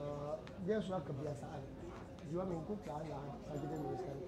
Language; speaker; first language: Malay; non-native, local second language; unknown